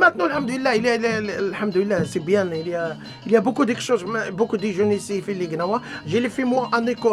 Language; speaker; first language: French; non-native, learner; Arabic